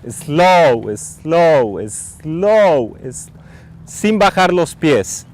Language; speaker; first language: English; non-native, learner; Spanish